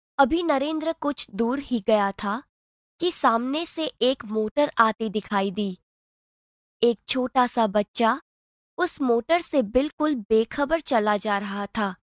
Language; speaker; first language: Hindi; non-native, local second language; Gujarati